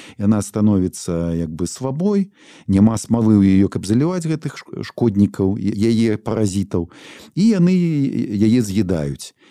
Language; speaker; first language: Belarusian; non-native, local second language; Russian